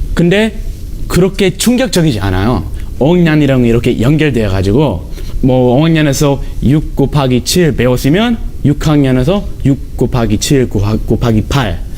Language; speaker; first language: Korean; non-native, fluent; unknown